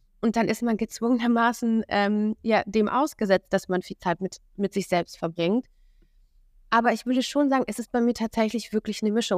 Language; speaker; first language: German; native; German